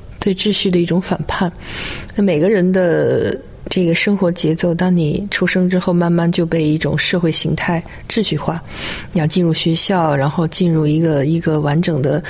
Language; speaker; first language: Chinese; native; Chinese